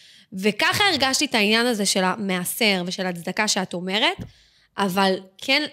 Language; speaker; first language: Hebrew; native; Hebrew